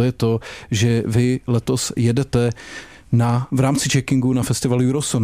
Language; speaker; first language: Czech; native; Czech